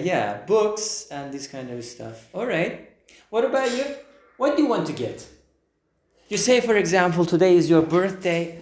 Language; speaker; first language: English; non-native, fluent; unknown